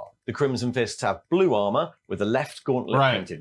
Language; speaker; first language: English; native; English